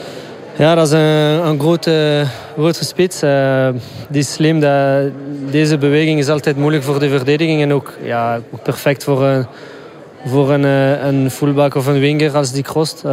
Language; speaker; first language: Dutch; non-native, local second language; French